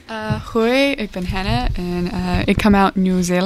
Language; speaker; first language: Dutch; non-native, learner; English